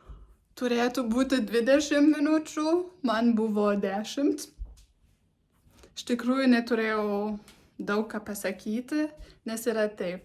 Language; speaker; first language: Lithuanian; non-native, learner; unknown